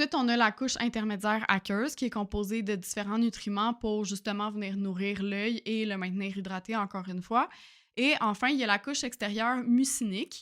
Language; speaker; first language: French; native; French